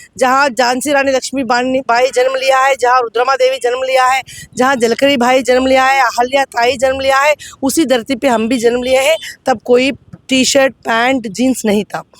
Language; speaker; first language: Hindi; non-native, local second language; Tamil